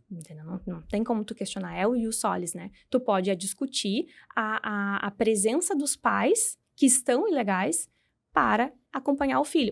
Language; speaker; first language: Portuguese; native; Portuguese